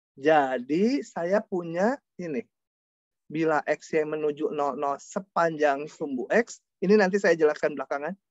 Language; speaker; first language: Indonesian; non-native, local second language; Sundanese